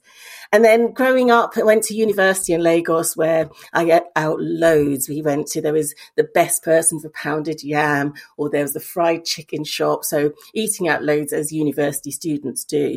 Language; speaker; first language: English; native; English